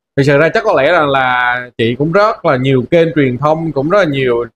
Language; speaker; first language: Vietnamese; native; Vietnamese